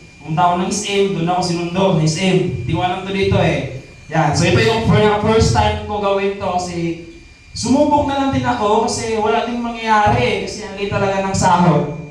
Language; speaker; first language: Filipino; non-native, local second language; Masbatenyo